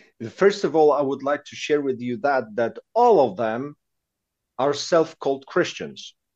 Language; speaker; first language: English; non-native, fluent; Polish